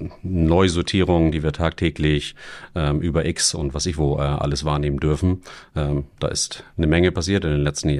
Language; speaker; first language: German; native; German